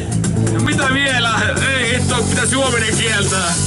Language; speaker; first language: Finnish; native; Finnish